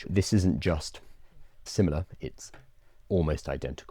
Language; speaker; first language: English; native; English